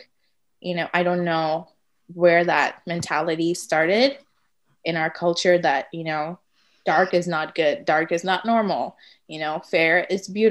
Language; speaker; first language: English; non-native, local second language; Tamil